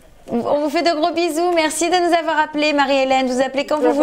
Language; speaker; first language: French; native; French